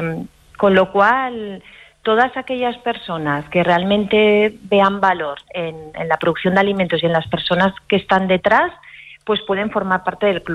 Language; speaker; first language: Spanish; native; Spanish